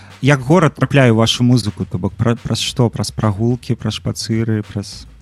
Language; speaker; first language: Belarusian; native; Belarusian